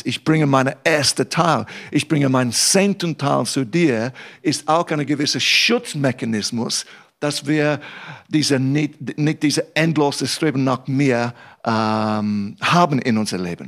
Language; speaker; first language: German; non-native, fluent; English